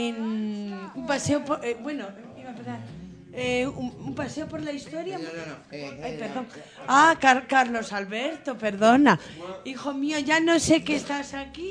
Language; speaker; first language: Spanish; native; Spanish